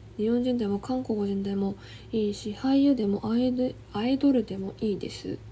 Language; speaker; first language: Japanese; non-native, fluent; Korean